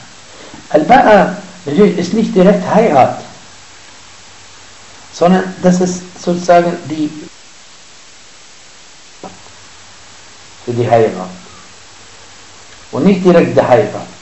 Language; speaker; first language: German; non-native, fluent; Arabic